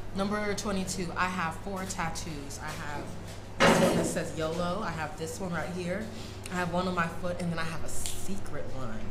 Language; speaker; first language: English; native; English